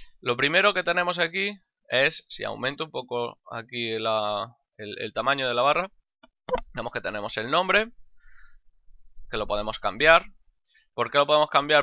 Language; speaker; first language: Spanish; native; Spanish